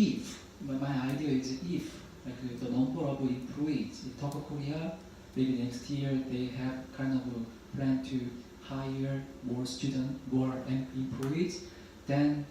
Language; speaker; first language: English; non-native, learner; Korean